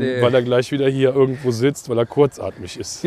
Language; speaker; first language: German; native; German